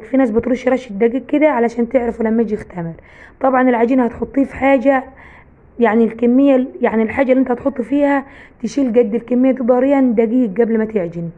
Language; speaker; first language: Arabic; native; Arabic